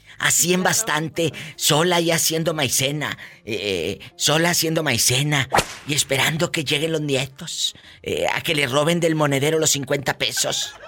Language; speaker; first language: Spanish; native; Spanish